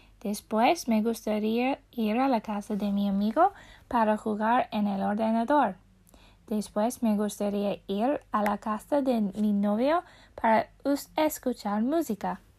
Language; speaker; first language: Spanish; non-native, fluent; English